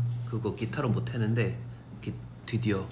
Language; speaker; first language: Korean; non-native, fluent; English